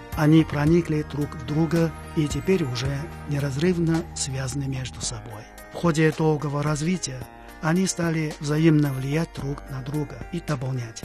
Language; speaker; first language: Russian; non-native, fluent; Chinese